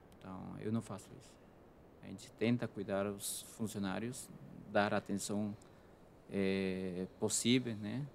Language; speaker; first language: Portuguese; non-native, fluent; Spanish